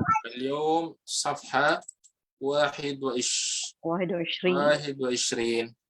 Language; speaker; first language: Arabic; non-native, fluent; Filipino